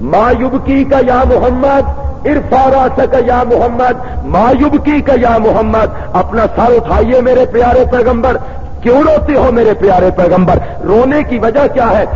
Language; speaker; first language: Urdu; non-native, local second language; Punjabi